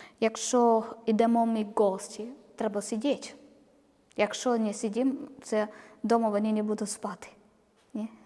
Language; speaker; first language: Ukrainian; non-native, learner; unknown